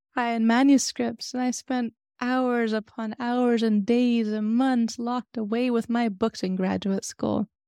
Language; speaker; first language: English; native; English